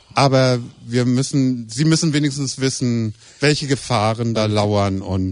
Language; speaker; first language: German; native; German